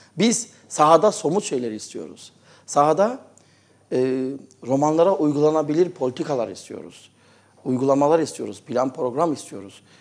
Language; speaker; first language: Turkish; native; Turkish